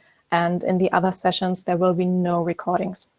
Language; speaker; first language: English; non-native, fluent; German